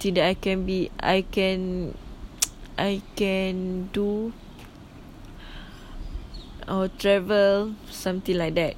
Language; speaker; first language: English; non-native, local second language; Malay